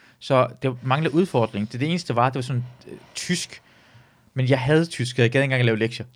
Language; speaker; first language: Danish; early bilingual, other home language; Persian